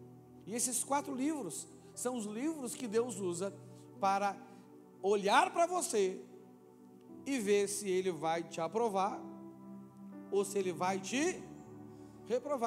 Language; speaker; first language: Portuguese; native; Portuguese